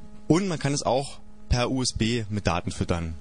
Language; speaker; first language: German; native; German